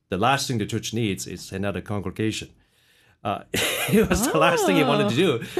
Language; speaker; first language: English; early bilingual, other home language; Cantonese